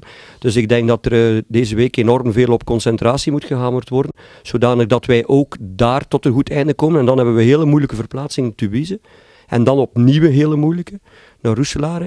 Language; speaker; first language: Dutch; native; Dutch